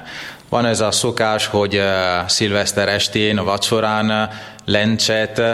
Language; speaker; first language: Hungarian; non-native, fluent; Italian